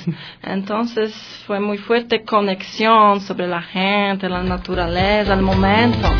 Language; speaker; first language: Spanish; non-native, learner; Polish